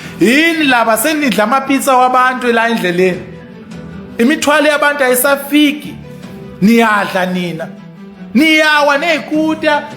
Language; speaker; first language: Zulu; early bilingual, other home language; Tsonga